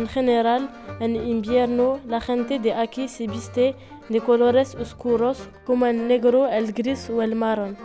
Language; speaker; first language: Spanish; non-native, learner; French